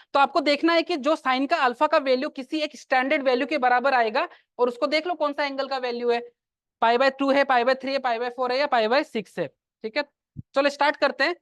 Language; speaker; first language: Hindi; non-native, local second language; Assamese